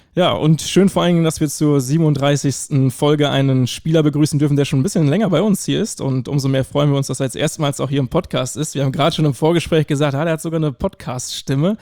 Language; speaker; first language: German; native; German